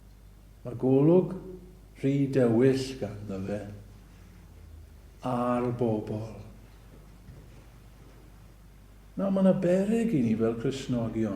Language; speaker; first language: Welsh; native; Welsh